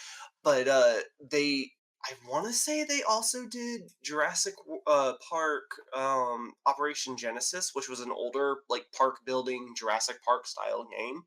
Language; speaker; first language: English; native; English